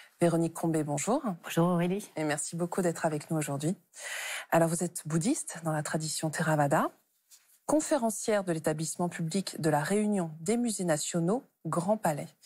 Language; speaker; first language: French; native; French